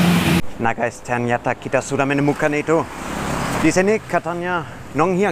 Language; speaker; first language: Indonesian; non-native, fluent; German